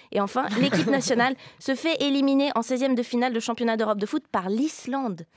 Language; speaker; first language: French; native; French